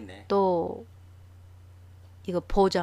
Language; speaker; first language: Korean; non-native, learner; Chinese